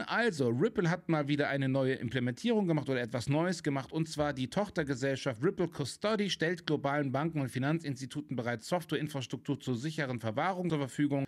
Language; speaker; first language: German; native; German